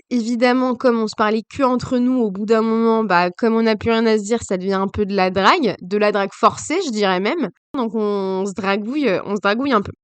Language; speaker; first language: French; native; French